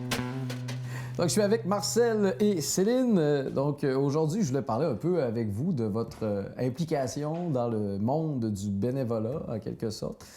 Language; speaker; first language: French; native; French